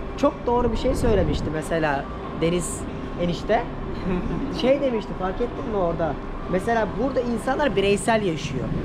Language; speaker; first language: Turkish; native; Turkish